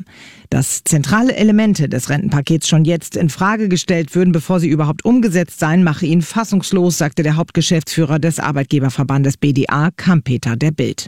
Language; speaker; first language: German; native; German